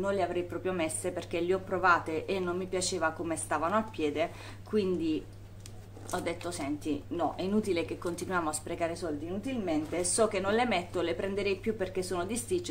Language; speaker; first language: Italian; native; Italian